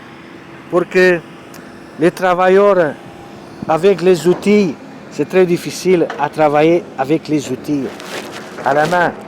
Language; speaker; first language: French; non-native, learner; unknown